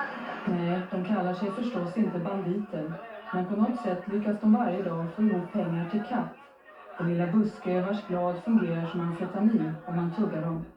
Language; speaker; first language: Swedish; native; Swedish